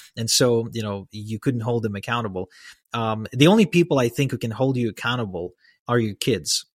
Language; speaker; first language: English; early bilingual, other home language; Hebrew